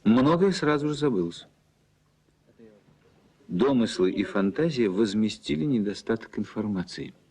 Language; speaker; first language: Russian; native; Russian